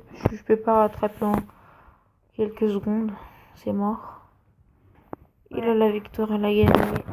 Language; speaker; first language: French; native; French